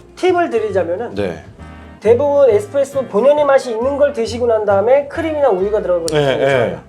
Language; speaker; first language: Korean; native; Korean